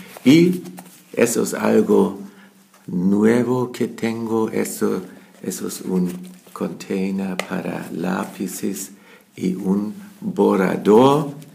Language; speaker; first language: Spanish; non-native, learner; German